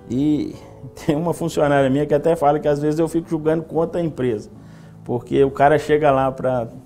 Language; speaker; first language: Portuguese; native; Portuguese